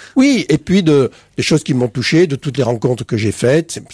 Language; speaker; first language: French; native; French